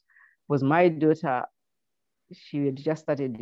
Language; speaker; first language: English; non-native, local second language; Shona